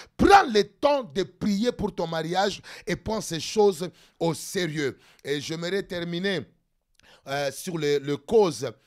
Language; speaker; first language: French; non-native, local second language; Lingala